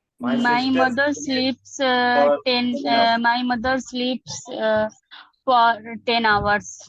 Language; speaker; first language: English; non-native, learner; Hindi